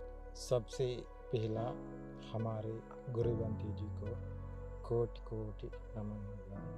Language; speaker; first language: Hindi; non-native, learner; Sinhala